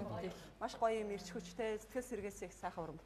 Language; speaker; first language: Mongolian; native; Mongolian